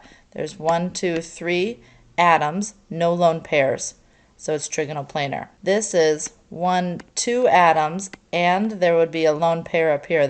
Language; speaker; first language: English; native; English